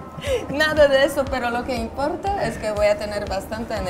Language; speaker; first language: Spanish; non-native, learner; Polish